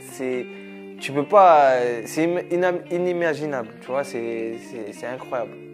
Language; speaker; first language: French; early bilingual, other home language; Arabic